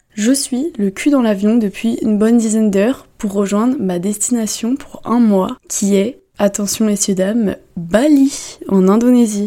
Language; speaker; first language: French; native; French